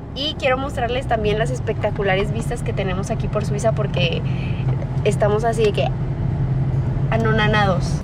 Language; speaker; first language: Spanish; native; Spanish